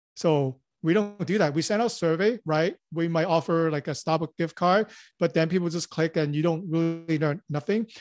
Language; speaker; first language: English; non-native, local second language; Cantonese